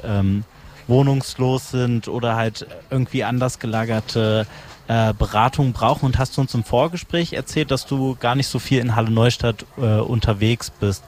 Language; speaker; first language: German; native; German